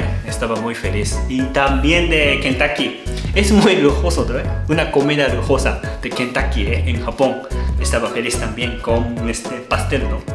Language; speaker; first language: Spanish; non-native, learner; Japanese